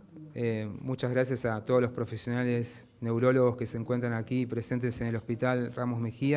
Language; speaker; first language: Spanish; native; Spanish